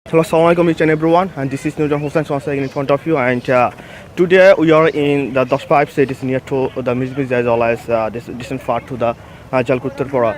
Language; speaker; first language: English; non-native, fluent; Bangla